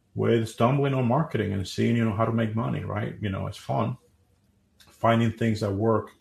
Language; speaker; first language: English; non-native, fluent; Spanish